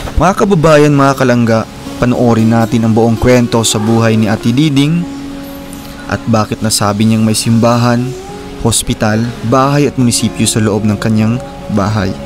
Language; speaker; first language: Filipino; non-native, local second language; Cebuano